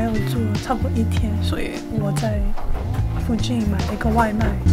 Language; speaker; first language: Chinese; early bilingual, heritage; Chinese